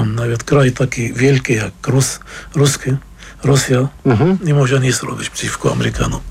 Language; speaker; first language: Polish; non-native, fluent; Arabic